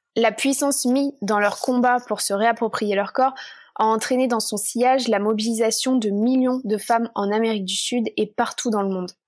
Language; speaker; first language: French; native; French